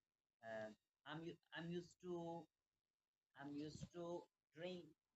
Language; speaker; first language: English; non-native, learner; Bangla